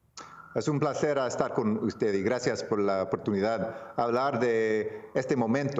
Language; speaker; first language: Spanish; non-native, local second language; English